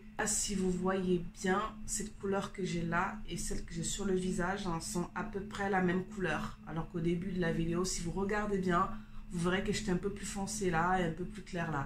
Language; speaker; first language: French; native; French